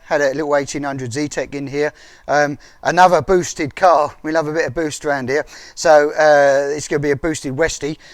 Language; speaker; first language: English; native; English